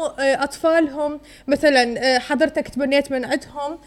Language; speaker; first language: Arabic; native; Arabic